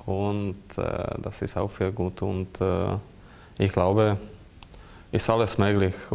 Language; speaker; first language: German; non-native, fluent; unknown